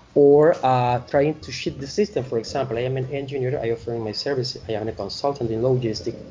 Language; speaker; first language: English; non-native, fluent; Spanish